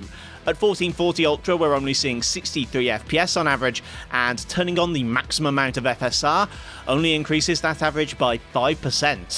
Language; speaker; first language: English; native; English